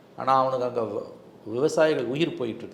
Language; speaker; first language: Tamil; native; Tamil